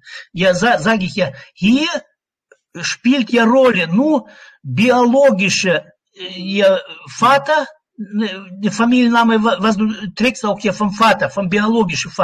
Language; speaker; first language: German; non-native, learner; Russian